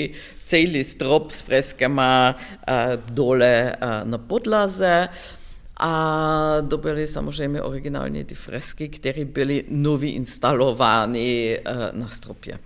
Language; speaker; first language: Czech; non-native, learner; German